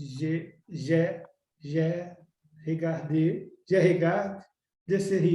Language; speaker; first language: French; non-native, learner; Portuguese